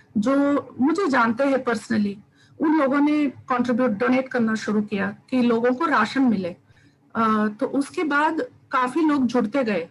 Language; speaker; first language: Hindi; non-native, local second language; Tamil